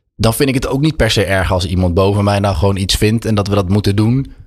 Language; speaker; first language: Dutch; native; Dutch